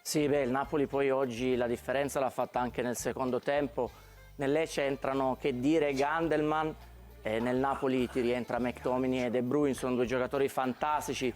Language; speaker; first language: Italian; native; Italian